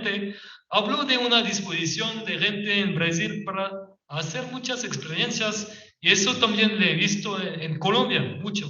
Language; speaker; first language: Spanish; non-native, fluent; French